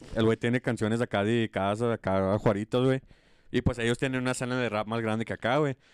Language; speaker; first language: Spanish; early bilingual, heritage; Spanish